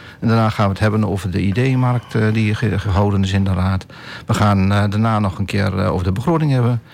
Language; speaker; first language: Dutch; native; Dutch